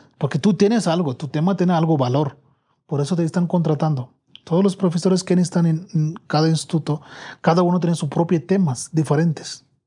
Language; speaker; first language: Spanish; non-native, learner; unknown